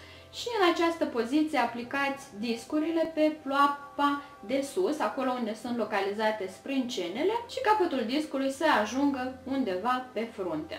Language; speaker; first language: Romanian; native; Romanian